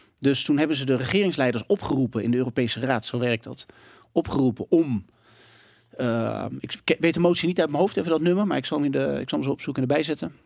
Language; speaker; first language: Dutch; native; Dutch